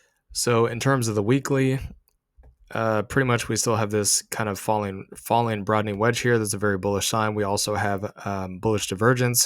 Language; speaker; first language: English; native; English